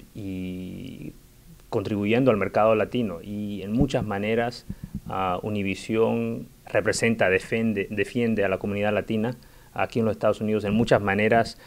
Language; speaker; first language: Spanish; early bilingual, heritage; Spanish